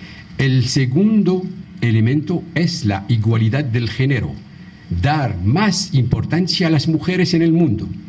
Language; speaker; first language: Spanish; non-native, fluent; Arabic